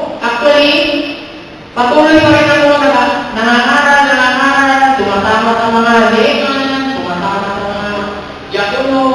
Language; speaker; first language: Filipino; non-native, local second language; Cebuano